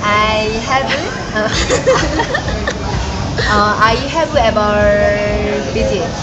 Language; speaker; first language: English; non-native, learner; Korean